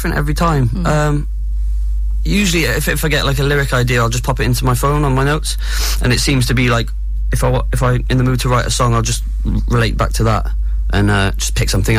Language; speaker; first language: English; native; English